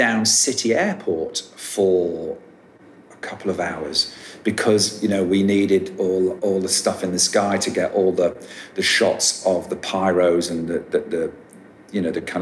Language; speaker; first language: English; native; English